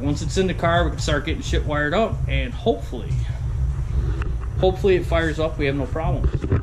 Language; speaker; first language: English; native; English